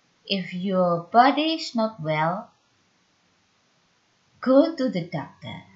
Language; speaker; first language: English; non-native, fluent; Indonesian